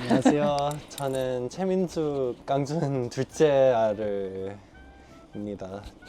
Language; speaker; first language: Korean; early bilingual, heritage; English